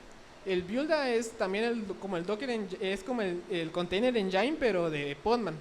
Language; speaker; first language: Spanish; native; Spanish